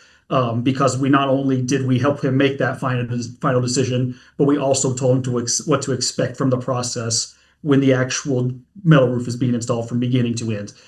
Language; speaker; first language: English; native; English